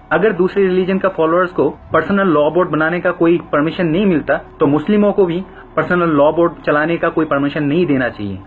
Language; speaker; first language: Hindi; non-native, fluent; Bangla